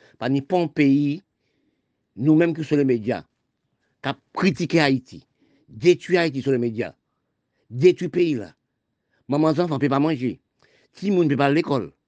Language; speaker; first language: French; non-native, local second language; Haitian Creole